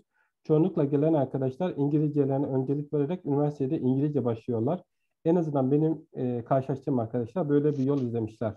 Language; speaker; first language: Turkish; native; Turkish